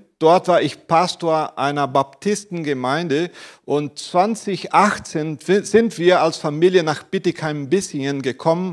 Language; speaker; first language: German; non-native, fluent; Portuguese